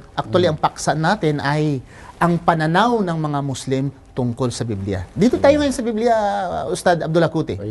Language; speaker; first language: Filipino; non-native, local second language; Cebuano